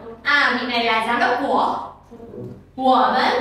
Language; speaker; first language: Chinese; non-native, fluent; Vietnamese